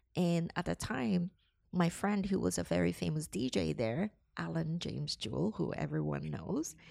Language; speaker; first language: English; non-native, local second language; Cantonese